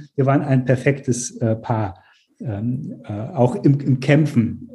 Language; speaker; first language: German; native; German